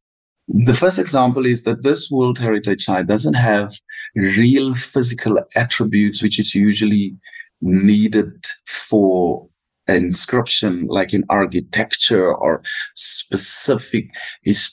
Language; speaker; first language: English; non-native, local second language; Afrikaans